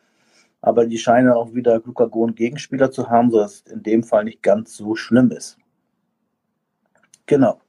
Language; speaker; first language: German; native; German